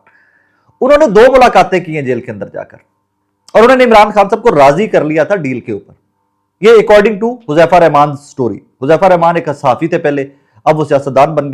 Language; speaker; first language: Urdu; non-native, local second language; Punjabi